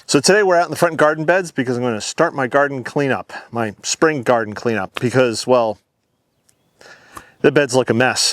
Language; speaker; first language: English; native; English